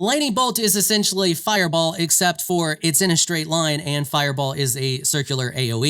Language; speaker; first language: English; native; English